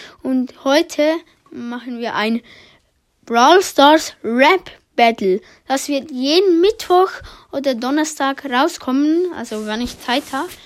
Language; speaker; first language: German; native; German